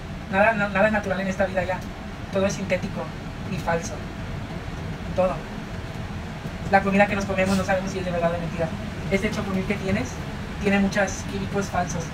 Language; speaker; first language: Spanish; early bilingual, other home language; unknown